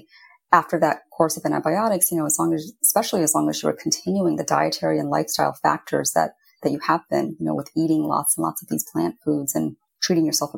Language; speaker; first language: English; native; English